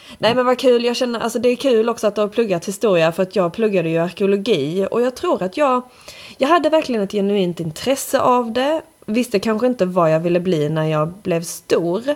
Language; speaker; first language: Swedish; native; Swedish